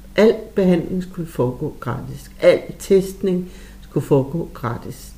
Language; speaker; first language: Danish; native; Danish